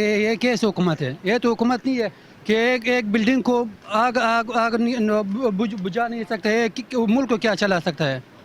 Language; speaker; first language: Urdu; non-native, local second language; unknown